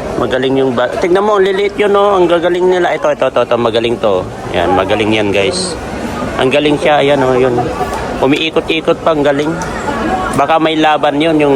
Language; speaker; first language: Filipino; native; Filipino